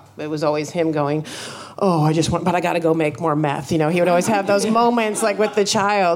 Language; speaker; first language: English; native; English